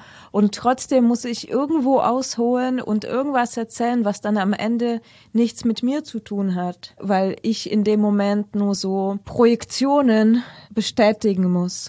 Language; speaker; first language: German; non-native, fluent; Russian